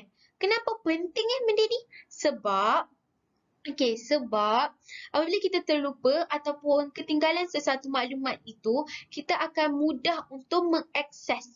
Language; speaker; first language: Malay; native; Malay